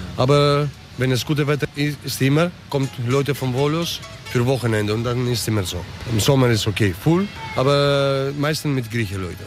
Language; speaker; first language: German; early bilingual, other home language; Greek